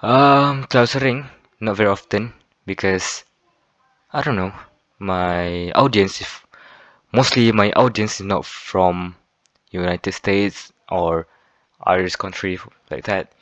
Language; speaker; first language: English; non-native, fluent; Malay